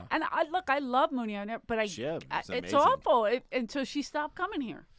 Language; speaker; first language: English; native; English